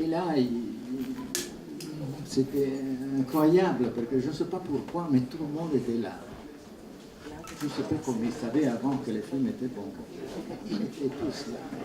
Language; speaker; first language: French; non-native, fluent; Italian